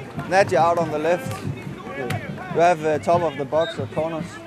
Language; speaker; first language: English; non-native, fluent; Danish